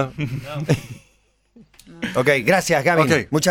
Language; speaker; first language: Spanish; native; Spanish